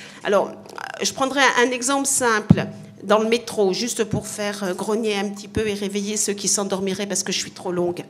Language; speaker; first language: French; native; French